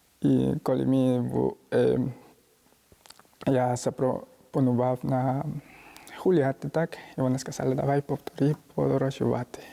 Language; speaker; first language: Ukrainian; non-native, learner; Spanish